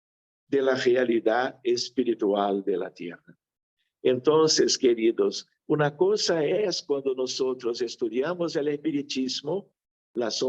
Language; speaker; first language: Spanish; non-native, fluent; Portuguese